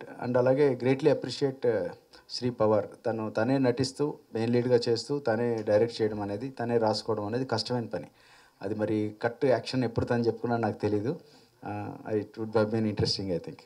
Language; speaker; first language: Telugu; native; Telugu